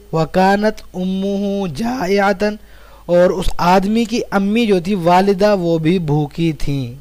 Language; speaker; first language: Urdu; native; Urdu